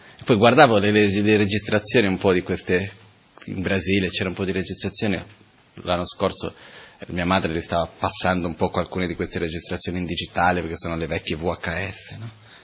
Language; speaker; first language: Italian; non-native, fluent; Portuguese